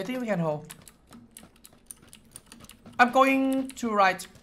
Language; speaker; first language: English; non-native, learner; Thai